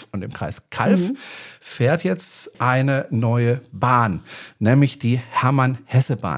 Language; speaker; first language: German; native; German